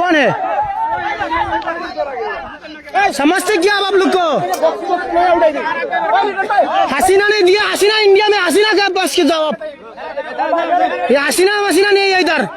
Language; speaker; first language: Hindi; non-native, learner; Bangla